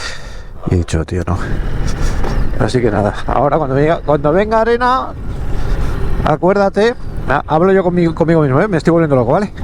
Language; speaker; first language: Spanish; native; Spanish